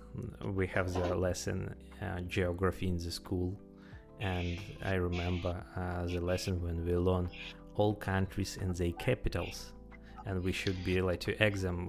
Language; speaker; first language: English; non-native, learner; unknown